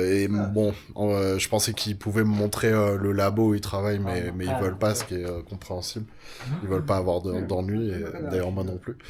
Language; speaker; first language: French; native; French